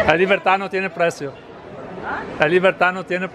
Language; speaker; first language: Spanish; non-native, fluent; Italian